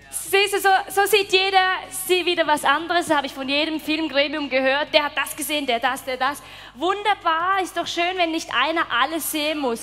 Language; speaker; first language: German; native; German